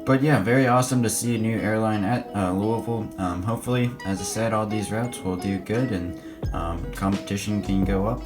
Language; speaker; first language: English; native; English